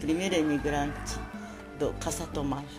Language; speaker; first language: Portuguese; non-native, learner; Japanese